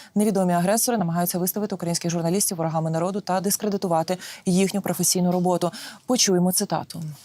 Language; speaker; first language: Ukrainian; native; Ukrainian